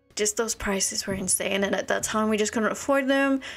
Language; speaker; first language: English; native; English